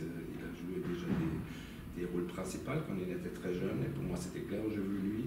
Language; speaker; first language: French; non-native, local second language; German